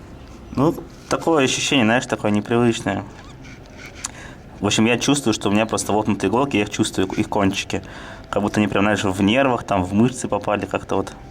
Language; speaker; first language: Russian; native; Russian